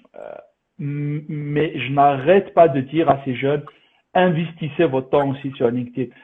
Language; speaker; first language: French; native; French